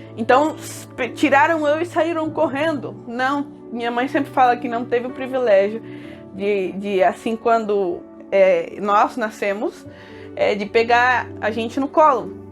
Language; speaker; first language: Portuguese; early bilingual, heritage; Portuguese